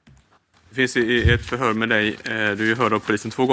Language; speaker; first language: Swedish; native; Swedish